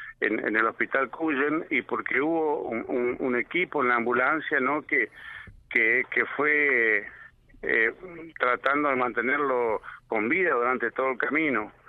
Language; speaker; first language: Spanish; native; Spanish